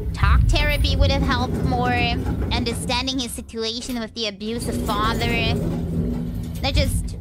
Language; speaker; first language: English; non-native, fluent; German